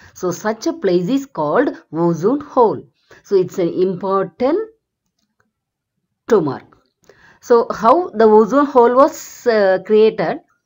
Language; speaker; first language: English; non-native, local second language; Tamil